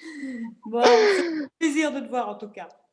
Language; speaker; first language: French; native; French